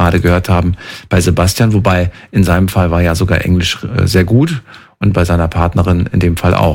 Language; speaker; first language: German; native; German